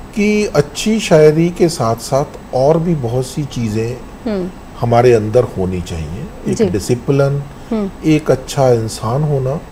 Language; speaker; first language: Hindi; native; Hindi